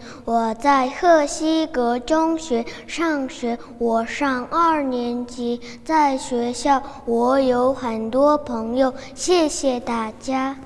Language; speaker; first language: Chinese; non-native, learner; Mongolian